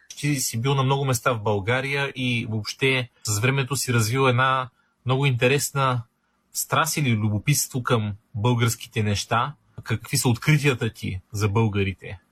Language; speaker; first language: Bulgarian; native; Bulgarian